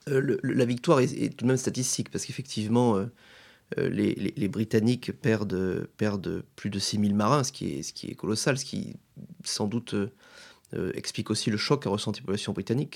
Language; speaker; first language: French; native; French